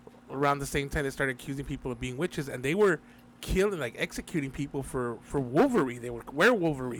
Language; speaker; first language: English; early bilingual, other home language; Spanish